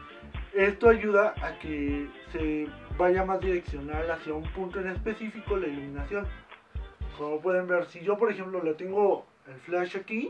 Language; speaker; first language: Spanish; native; Spanish